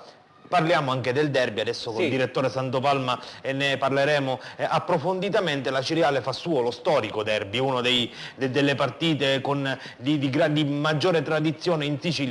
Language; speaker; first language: Italian; native; Italian